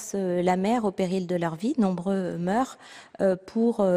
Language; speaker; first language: French; native; French